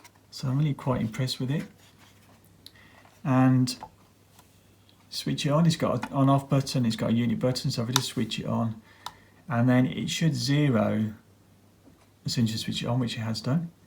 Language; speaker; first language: English; native; English